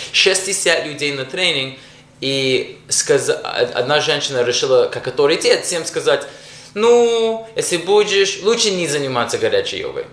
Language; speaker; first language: Russian; non-native, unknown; English